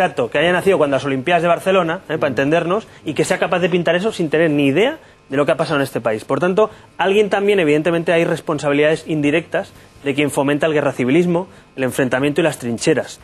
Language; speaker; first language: Spanish; native; Spanish